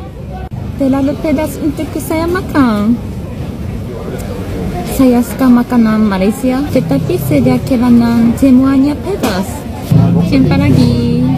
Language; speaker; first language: Indonesian; non-native, learner; Japanese